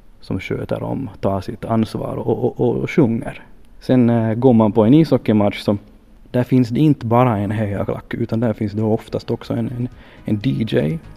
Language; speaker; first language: Swedish; native; Swedish